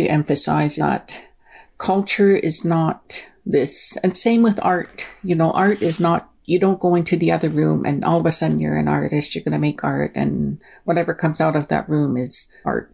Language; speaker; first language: English; non-native, local second language; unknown